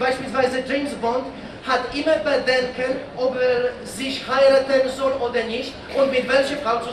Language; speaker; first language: German; non-native, fluent; Polish